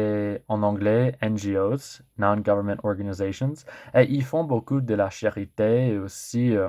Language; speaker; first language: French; non-native, learner; English